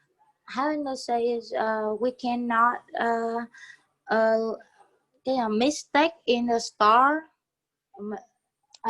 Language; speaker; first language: English; non-native, learner; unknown